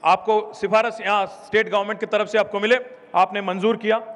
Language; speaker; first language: Hindi; non-native, local second language; Telugu